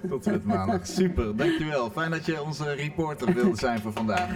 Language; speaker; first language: Dutch; native; Dutch